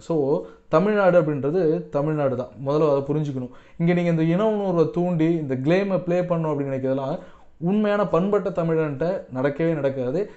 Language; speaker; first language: Tamil; non-native, local second language; Telugu